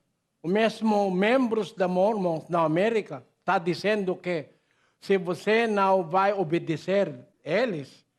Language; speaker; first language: Portuguese; non-native, learner; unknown